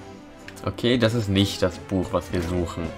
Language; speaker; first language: German; native; German